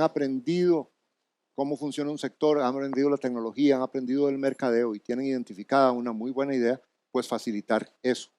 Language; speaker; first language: Spanish; native; Spanish